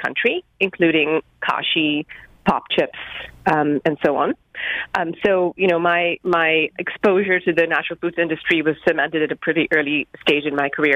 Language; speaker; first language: English; non-native, local second language; Hindi